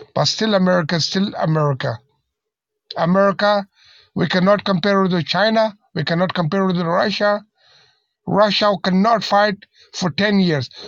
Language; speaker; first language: English; non-native, learner; Persian